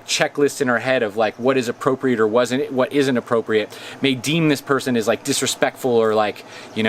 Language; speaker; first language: English; native; English